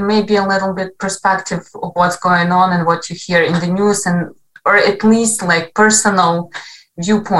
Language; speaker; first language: English; non-native, fluent; Ukrainian